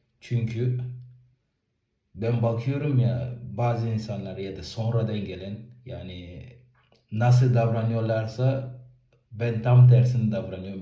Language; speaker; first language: Turkish; non-native, fluent; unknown